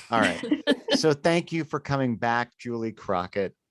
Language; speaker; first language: English; native; English